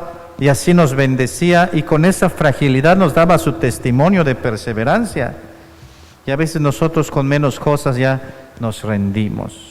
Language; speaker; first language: Spanish; native; Spanish